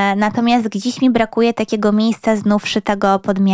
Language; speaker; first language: Polish; early bilingual, heritage; Polish